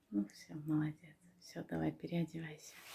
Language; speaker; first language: Russian; non-native, local second language; Tajik